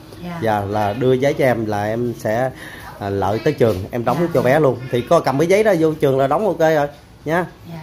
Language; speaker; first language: Vietnamese; native; Vietnamese